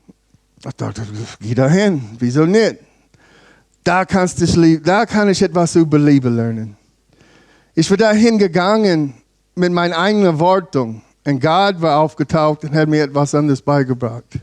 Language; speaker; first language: German; non-native, learner; English